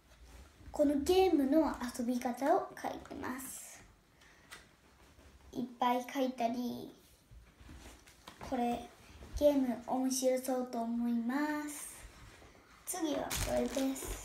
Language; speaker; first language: Japanese; early bilingual, heritage; Japanese